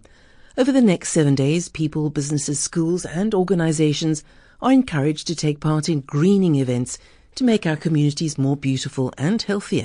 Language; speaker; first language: English; native; English